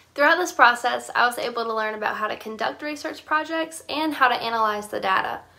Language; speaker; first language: English; native; English